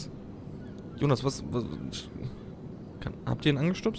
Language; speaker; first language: German; native; German